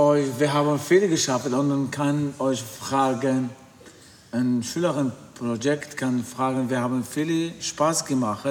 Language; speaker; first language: German; non-native, learner; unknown